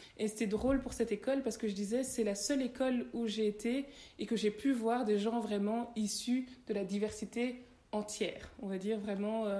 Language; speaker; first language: French; early bilingual, other home language; Lingala